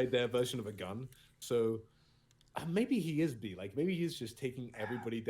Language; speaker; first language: English; native; English